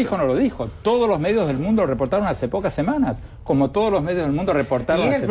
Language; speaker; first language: Spanish; native; Spanish